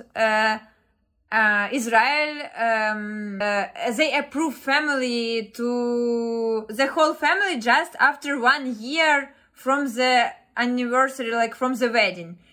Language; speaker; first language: English; non-native, fluent; Ukrainian